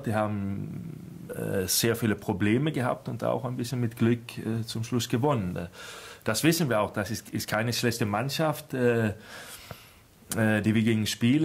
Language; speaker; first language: German; non-native, fluent; Swedish